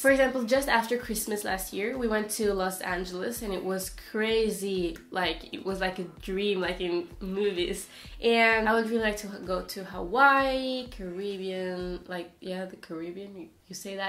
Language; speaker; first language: English; non-native, fluent; Portuguese